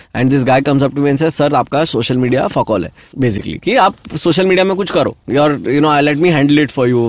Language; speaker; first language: English; non-native, local second language; Hindi